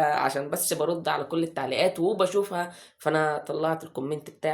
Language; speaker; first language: Arabic; native; Arabic